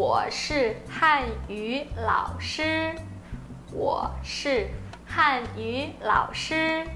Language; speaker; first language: Chinese; non-native, fluent; Portuguese